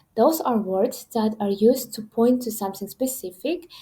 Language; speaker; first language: English; non-native, fluent; Kazakh